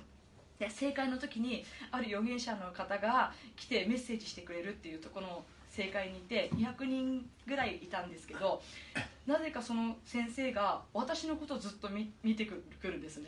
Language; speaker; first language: Japanese; native; Japanese